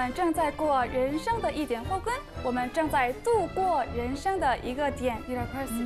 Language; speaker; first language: Chinese; non-native, learner; Korean